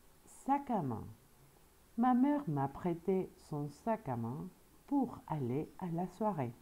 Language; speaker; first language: French; non-native, fluent; Spanish